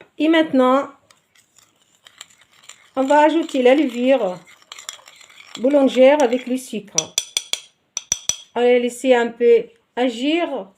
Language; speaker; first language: French; non-native, local second language; Arabic